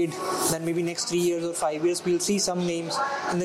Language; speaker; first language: English; non-native, local second language; Punjabi